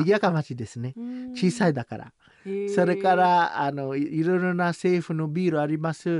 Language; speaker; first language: Japanese; non-native, learner; Samoan